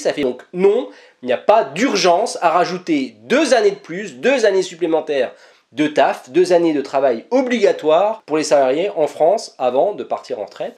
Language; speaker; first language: French; native; French